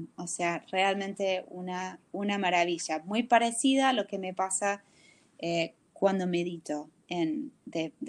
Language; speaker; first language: Spanish; non-native, fluent; English